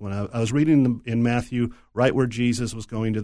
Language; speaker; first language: English; native; English